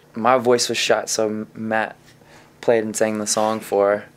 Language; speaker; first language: English; native; English